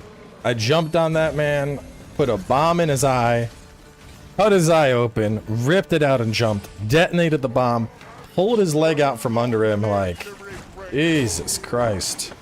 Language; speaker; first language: English; native; English